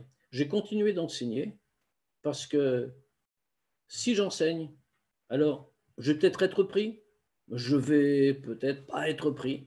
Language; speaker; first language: French; native; French